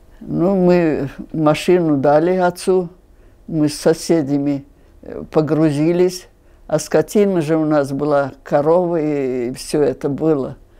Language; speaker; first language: Russian; non-native, local second language; Finnish